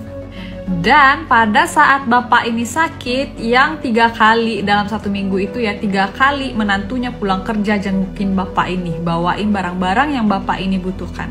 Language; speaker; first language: Indonesian; native; Indonesian